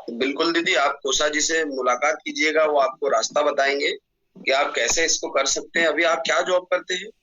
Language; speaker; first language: Hindi; native; Hindi